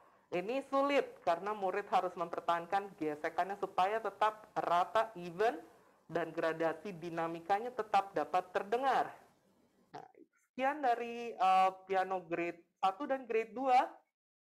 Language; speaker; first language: Indonesian; native; Indonesian